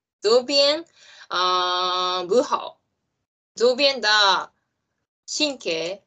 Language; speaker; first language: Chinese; non-native, learner; Japanese